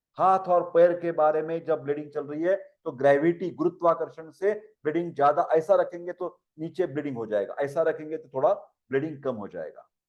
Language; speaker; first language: Hindi; non-native, local second language; Marathi